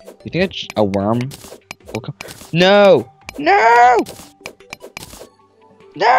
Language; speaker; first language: English; native; English